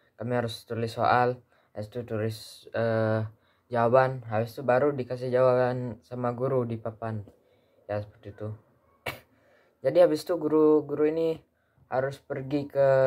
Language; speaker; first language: Indonesian; early bilingual, heritage; Indonesian